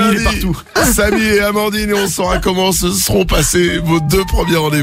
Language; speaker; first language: French; native; French